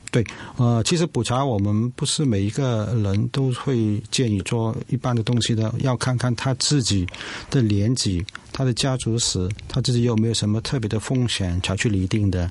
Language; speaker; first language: Chinese; non-native, local second language; Cantonese